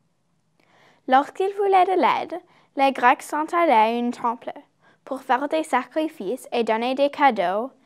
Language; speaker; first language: French; non-native, learner; English